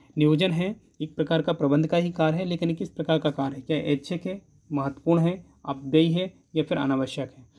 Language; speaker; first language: Hindi; native; Hindi